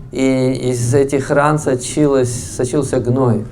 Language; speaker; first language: Russian; native; Russian